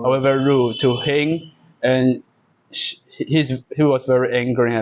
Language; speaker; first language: English; non-native, learner; Chinese